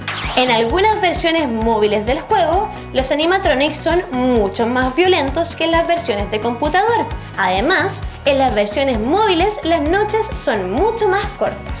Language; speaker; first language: Spanish; native; Spanish